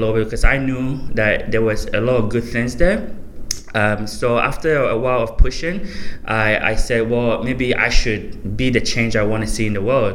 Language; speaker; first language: English; non-native, local second language; Akan